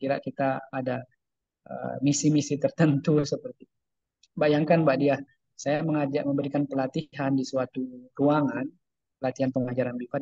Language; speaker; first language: Indonesian; native; Indonesian